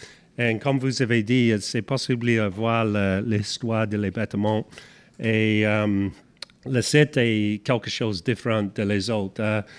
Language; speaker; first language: French; non-native, learner; English